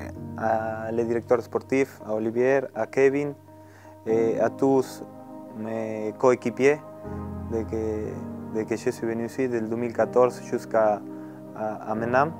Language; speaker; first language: French; non-native, learner; Spanish